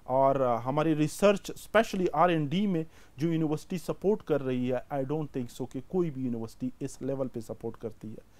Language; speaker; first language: Urdu; non-native, local second language; Pashto